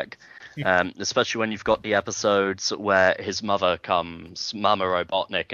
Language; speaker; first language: English; native; English